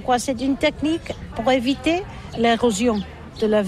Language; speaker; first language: French; non-native, learner; Catalan